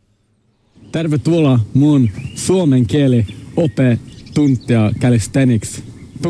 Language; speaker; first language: Finnish; non-native, local second language; Swedish